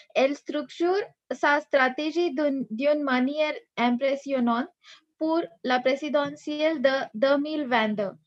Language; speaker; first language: French; non-native, learner; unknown